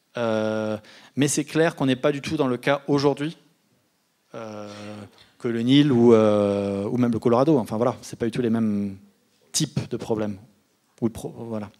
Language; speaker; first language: French; native; French